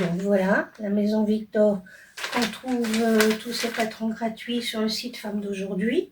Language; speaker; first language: French; native; French